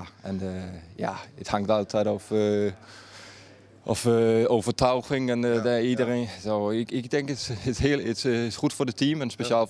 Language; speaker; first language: Dutch; non-native, fluent; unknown